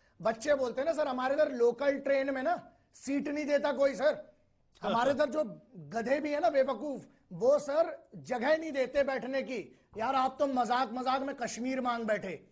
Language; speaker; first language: Hindi; native; Hindi